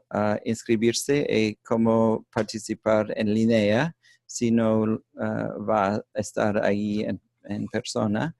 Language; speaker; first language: Spanish; non-native, learner; English